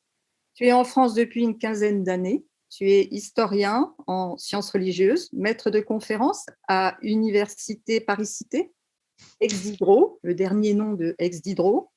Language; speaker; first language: French; native; French